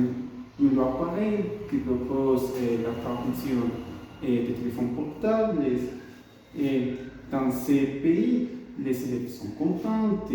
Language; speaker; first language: French; non-native, learner; Spanish